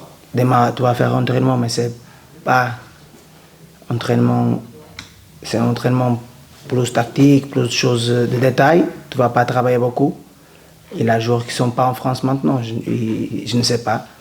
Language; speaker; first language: French; non-native, learner; Portuguese